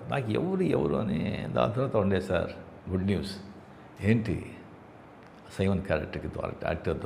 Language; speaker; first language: Telugu; non-native, fluent; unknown